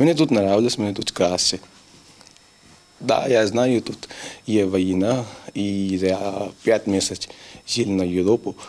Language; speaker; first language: Ukrainian; non-native, learner; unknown